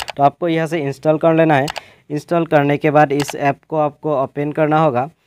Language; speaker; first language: Hindi; non-native, local second language; Assamese